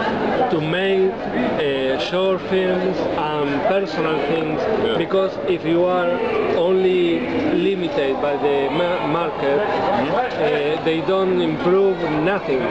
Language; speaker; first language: English; non-native, learner; Spanish